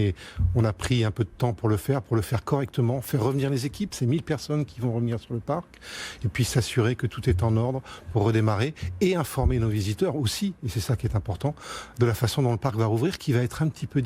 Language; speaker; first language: French; native; French